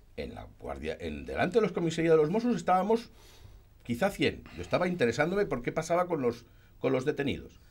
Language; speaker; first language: Spanish; non-native, local second language; Catalan